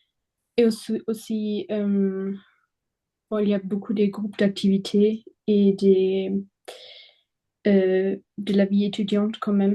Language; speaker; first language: French; non-native, fluent; German